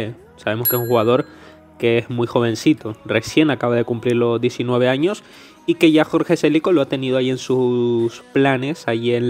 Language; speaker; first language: Spanish; native; Spanish